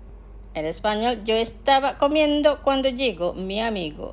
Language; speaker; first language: Spanish; non-native, fluent; Indonesian